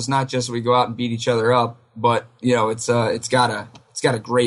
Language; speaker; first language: English; native; English